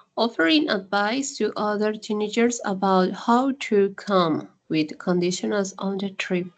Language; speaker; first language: English; non-native, learner; Spanish